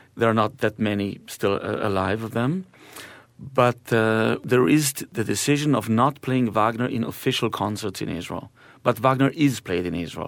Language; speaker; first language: English; non-native, fluent; Hebrew